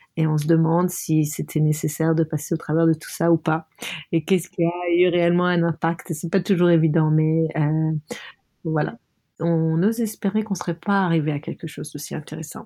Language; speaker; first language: French; non-native, local second language; Arabic